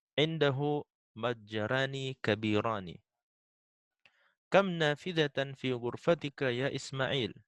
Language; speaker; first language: Arabic; non-native, fluent; Indonesian